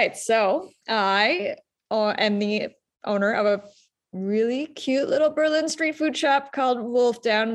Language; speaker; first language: English; native; English